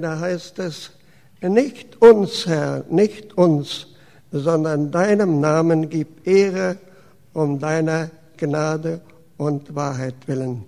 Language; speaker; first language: German; early bilingual, heritage; German